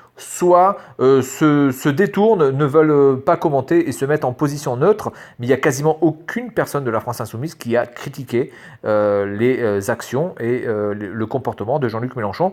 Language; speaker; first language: French; native; French